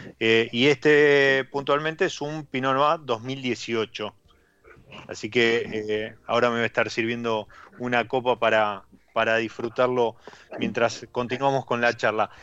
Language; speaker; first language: Spanish; native; Spanish